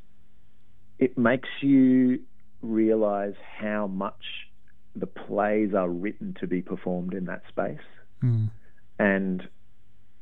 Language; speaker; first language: English; native; English